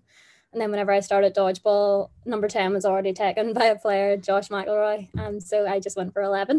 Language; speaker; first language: English; native; English